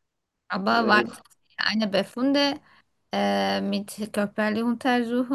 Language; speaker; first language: German; non-native, fluent; Turkish